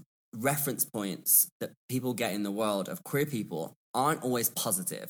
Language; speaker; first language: English; native; English